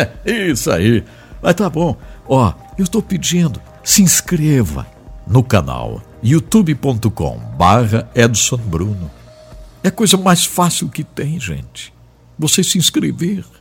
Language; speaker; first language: Portuguese; native; Portuguese